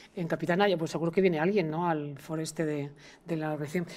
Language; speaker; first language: Spanish; native; Spanish